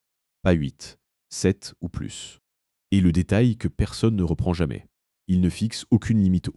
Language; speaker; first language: French; native; French